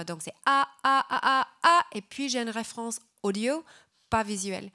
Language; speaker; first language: French; non-native, fluent; English